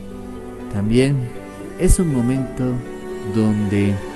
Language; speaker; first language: Spanish; native; Spanish